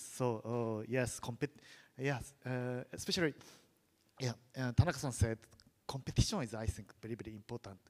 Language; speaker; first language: English; non-native, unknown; Japanese